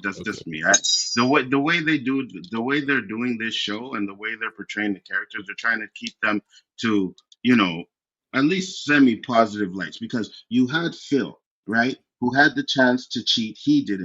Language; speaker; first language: English; native; English